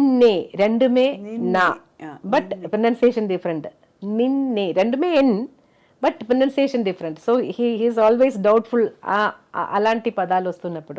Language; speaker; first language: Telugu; non-native, fluent; Malayalam